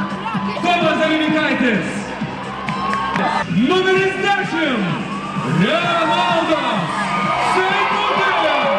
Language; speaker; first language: Lithuanian; native; Lithuanian